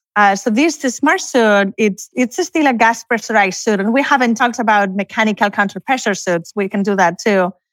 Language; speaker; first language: English; non-native, fluent; Spanish